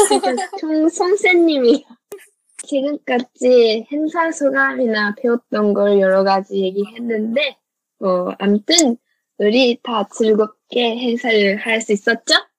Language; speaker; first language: Korean; non-native, learner; Japanese